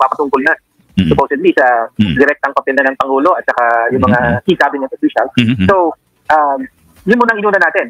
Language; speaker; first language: Filipino; native; Filipino